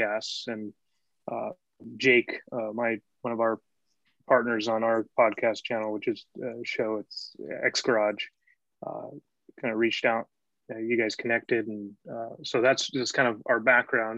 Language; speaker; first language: English; native; English